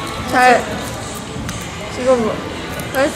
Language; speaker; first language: Korean; non-native, learner; Japanese